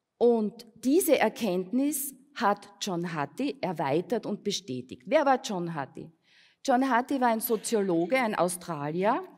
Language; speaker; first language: German; native; German